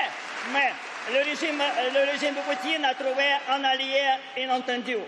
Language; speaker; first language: French; non-native, fluent; Russian